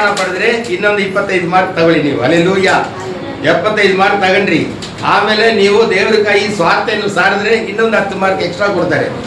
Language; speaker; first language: Kannada; non-native, local second language; Telugu